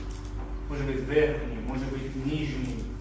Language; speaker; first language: Russian; non-native, fluent; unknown